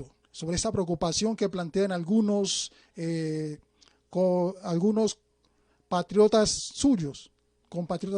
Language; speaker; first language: Spanish; native; Spanish